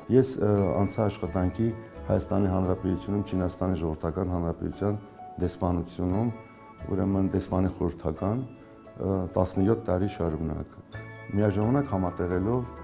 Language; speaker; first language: Armenian; early bilingual, heritage; Armenian